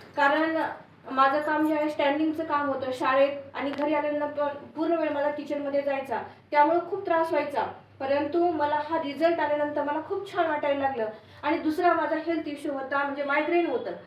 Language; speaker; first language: Marathi; native; Marathi